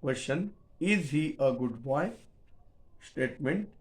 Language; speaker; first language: English; non-native, local second language; Marathi